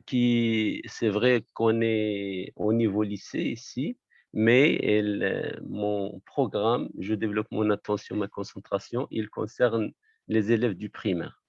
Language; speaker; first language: French; non-native, local second language; Arabic